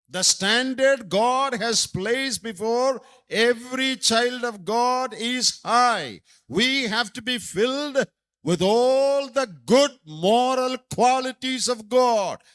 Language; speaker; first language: English; non-native, local second language; Malayalam